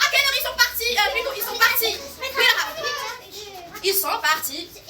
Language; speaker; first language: French; non-native, local second language; Arabic